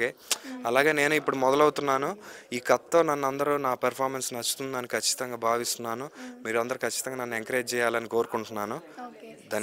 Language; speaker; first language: Telugu; native; Telugu